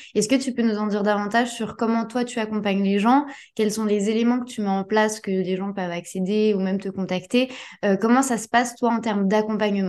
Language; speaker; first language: French; native; French